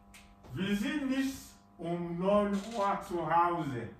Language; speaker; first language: German; non-native, fluent; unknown